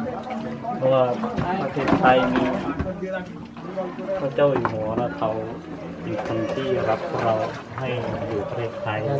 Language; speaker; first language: Thai; non-native, learner; Hmong